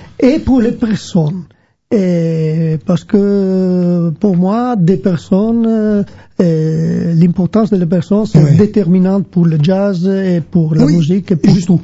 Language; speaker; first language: French; non-native, learner; Italian